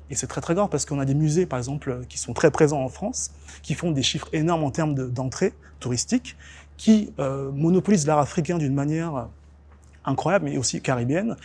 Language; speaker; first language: French; early bilingual, other home language; English